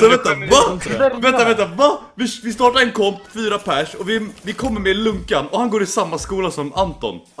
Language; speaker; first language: Swedish; native; Swedish